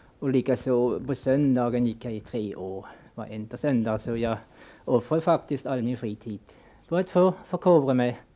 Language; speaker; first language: Swedish; non-native, fluent; German